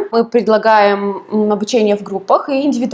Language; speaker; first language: Russian; native; Russian